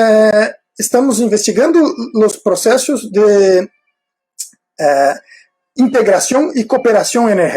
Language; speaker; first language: Spanish; non-native, fluent; Portuguese